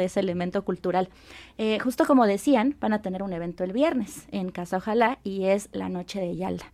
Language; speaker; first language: Spanish; native; Spanish